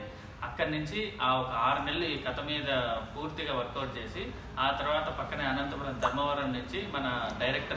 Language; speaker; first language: Telugu; native; Telugu